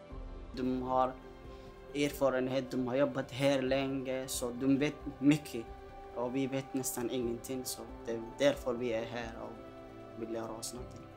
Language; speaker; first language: Swedish; non-native, fluent; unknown